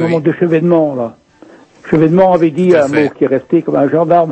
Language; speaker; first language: French; native; French